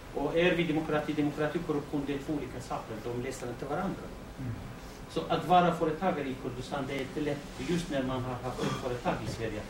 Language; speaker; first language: Swedish; non-native, fluent; Kurdish